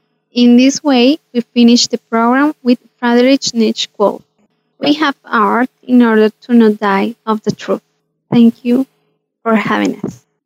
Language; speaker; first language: English; non-native, fluent; Spanish